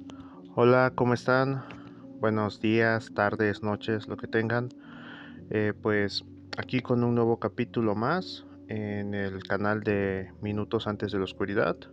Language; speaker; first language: Spanish; native; Spanish